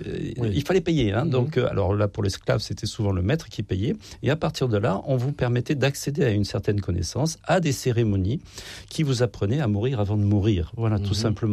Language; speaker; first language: French; native; French